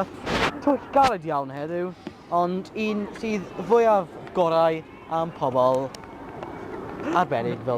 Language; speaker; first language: Welsh; non-native, local second language; English